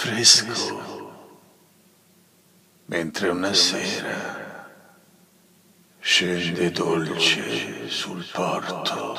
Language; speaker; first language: Italian; native; Italian